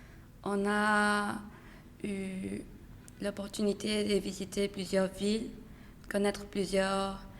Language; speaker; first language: French; non-native, learner; Spanish